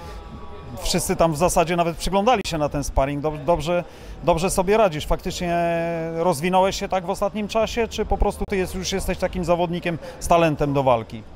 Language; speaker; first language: Polish; native; Polish